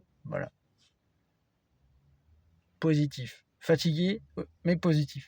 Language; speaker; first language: French; native; French